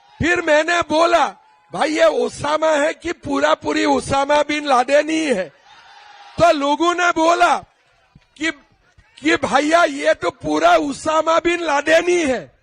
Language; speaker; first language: Hindi; non-native, local second language; Assamese